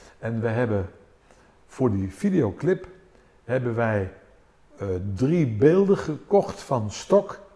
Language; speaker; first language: Dutch; early bilingual, other home language; Armenian